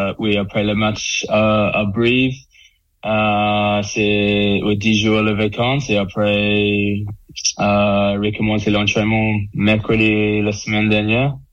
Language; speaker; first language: French; non-native, learner; English